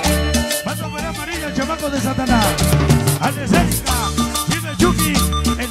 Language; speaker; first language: Spanish; native; Spanish